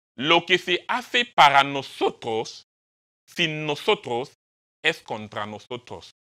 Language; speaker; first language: Spanish; non-native, fluent; French